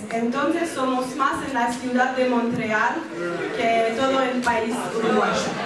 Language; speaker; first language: Spanish; non-native, fluent; French